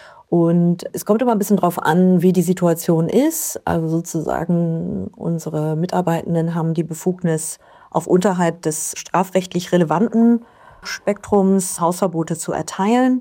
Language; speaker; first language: German; native; German